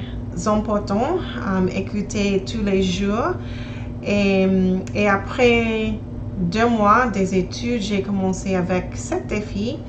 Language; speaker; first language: French; non-native, learner; English